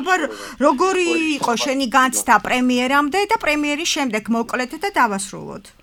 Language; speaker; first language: Georgian; native; Georgian